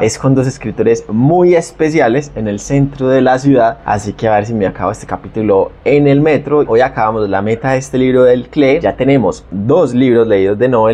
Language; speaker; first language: Spanish; native; Spanish